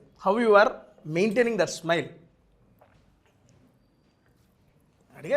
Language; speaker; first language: Telugu; native; Telugu